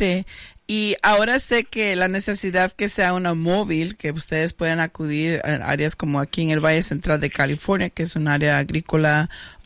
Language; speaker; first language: Spanish; native; Spanish